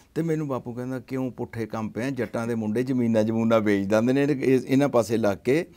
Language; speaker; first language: Punjabi; native; Punjabi